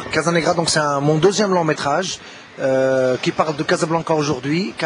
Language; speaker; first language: French; non-native, local second language; Arabic